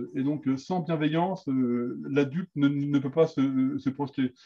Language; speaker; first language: French; native; French